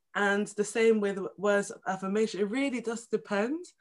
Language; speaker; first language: English; native; English